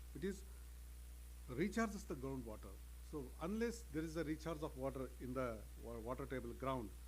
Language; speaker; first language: English; non-native, local second language; Kannada